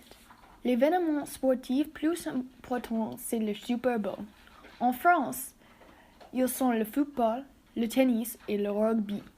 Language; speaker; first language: French; non-native, learner; English